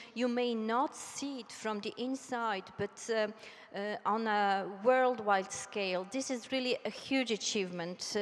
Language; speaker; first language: English; non-native, fluent; Polish